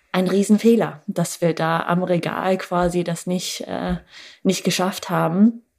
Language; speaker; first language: German; non-native, fluent; English